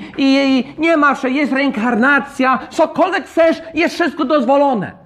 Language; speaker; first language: Polish; non-native, fluent; English